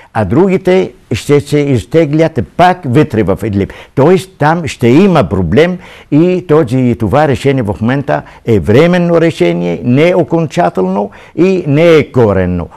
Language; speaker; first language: Bulgarian; non-native, fluent; Arabic